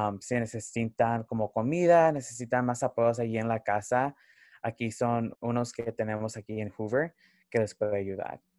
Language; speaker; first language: Spanish; early bilingual, heritage; Spanish